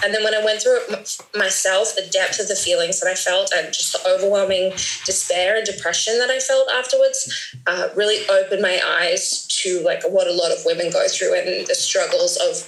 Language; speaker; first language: English; native; English